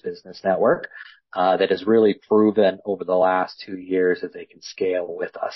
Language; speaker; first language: English; native; English